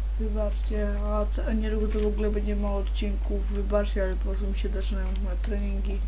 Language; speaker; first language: Polish; native; Polish